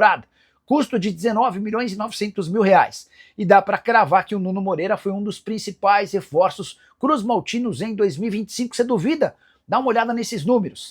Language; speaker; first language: Portuguese; native; Portuguese